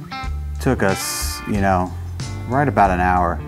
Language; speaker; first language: English; native; English